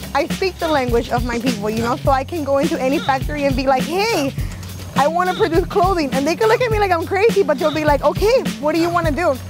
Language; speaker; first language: English; native; English